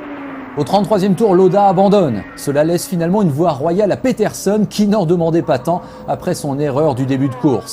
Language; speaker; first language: French; native; French